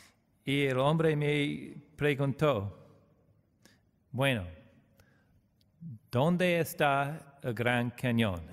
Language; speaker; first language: Spanish; non-native, learner; English